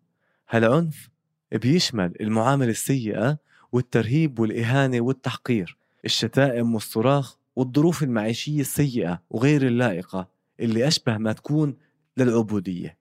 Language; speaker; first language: Arabic; native; Arabic